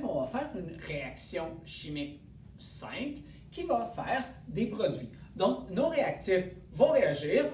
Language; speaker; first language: French; native; French